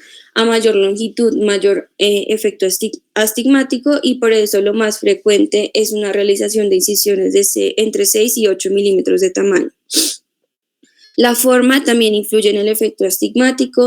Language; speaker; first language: Spanish; native; Spanish